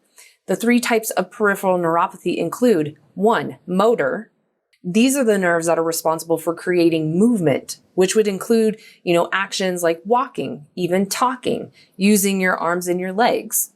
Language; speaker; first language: English; native; English